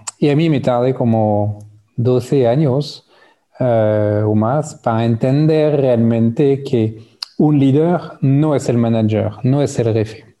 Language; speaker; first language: Spanish; non-native, fluent; French